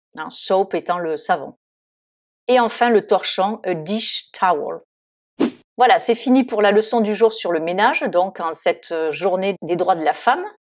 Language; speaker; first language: French; native; French